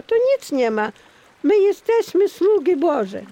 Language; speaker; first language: Polish; non-native, local second language; Ukrainian